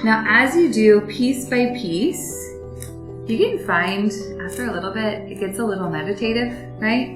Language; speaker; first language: English; native; English